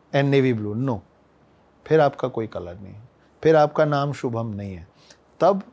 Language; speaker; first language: Hindi; native; Hindi